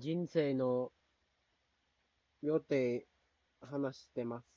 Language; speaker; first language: Japanese; non-native, learner; Filipino